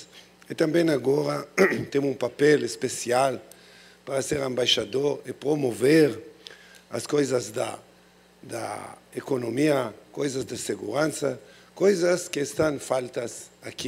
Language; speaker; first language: Portuguese; non-native, learner; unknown